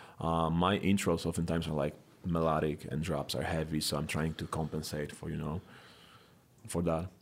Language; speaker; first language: English; non-native, fluent; Polish